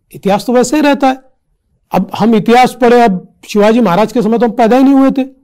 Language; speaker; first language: Hindi; non-native, local second language; Marathi